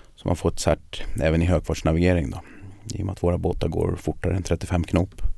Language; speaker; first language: Swedish; early bilingual, other home language; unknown